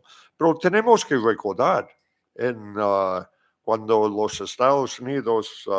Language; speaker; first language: Spanish; non-native, fluent; English